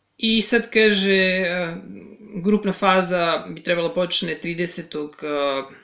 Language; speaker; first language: Serbian; native; Serbian